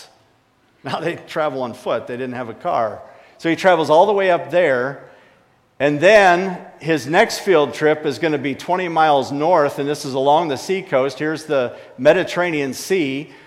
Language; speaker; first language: English; native; English